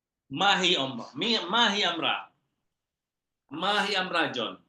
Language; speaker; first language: Hebrew; non-native, fluent; Indonesian